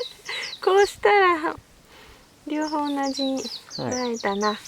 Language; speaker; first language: Japanese; native; Japanese